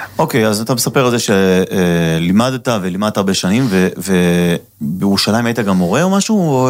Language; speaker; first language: Hebrew; native; Hebrew